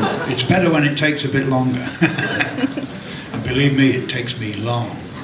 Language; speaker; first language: English; native; English